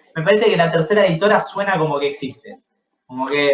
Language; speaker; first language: Spanish; native; Spanish